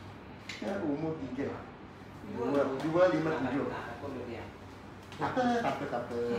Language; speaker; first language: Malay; non-native, local second language; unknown